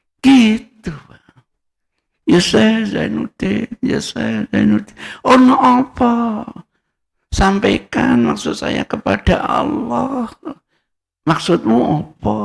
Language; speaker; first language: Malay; non-native, local second language; Javanese